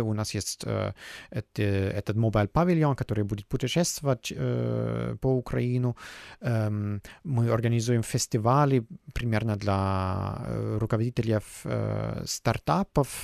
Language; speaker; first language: Russian; non-native, fluent; German